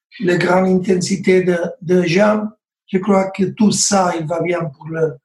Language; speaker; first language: French; non-native, learner; Spanish